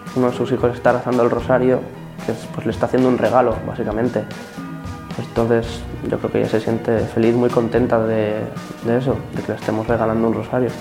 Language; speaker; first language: Spanish; native; Spanish